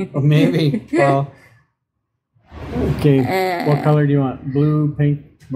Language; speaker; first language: English; native; English